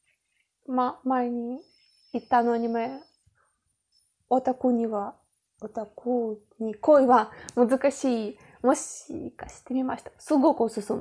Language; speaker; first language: Japanese; non-native, learner; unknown